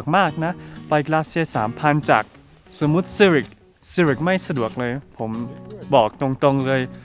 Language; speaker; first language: Thai; early bilingual, heritage; Thai